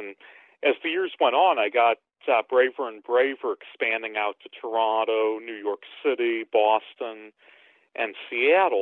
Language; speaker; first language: English; native; English